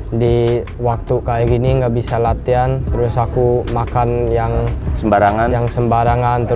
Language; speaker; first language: Indonesian; early bilingual, heritage; English